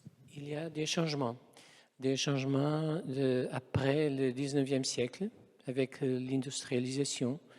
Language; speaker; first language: French; non-native, fluent; Portuguese